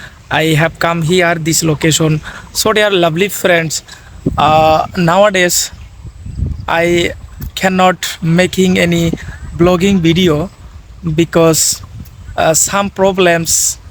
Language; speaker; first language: English; non-native, learner; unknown